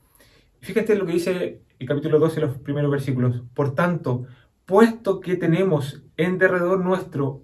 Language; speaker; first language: Spanish; native; Spanish